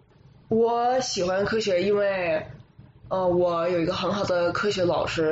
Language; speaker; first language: Chinese; early bilingual, other home language; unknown